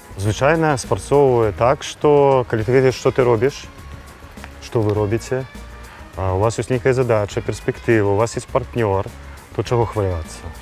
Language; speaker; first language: Belarusian; non-native, local second language; Russian